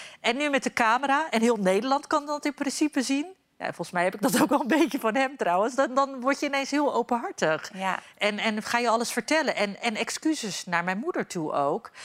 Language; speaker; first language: Dutch; early bilingual, other home language; Turkish